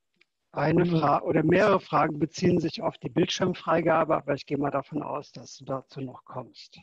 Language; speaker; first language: German; native; German